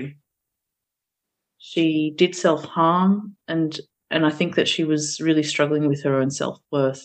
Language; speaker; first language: English; early bilingual, other home language; Portuguese